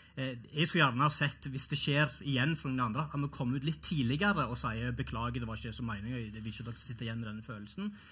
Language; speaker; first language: Norwegian; early bilingual, other home language; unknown